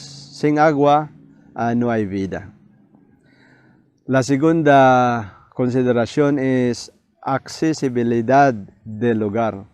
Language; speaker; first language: Spanish; non-native, fluent; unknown